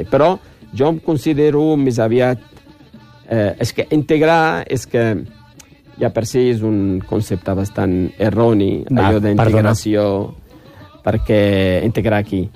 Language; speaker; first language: Catalan; non-native, fluent; Riffian